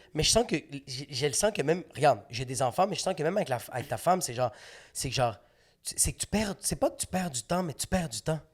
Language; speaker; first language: French; native; French